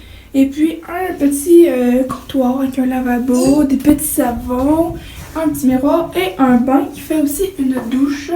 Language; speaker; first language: French; native; French